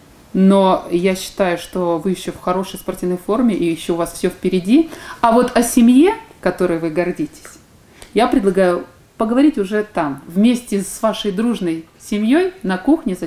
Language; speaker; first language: Russian; native; Russian